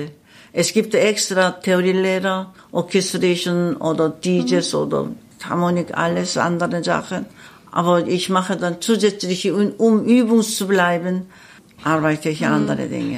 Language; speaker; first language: German; non-native, learner; Korean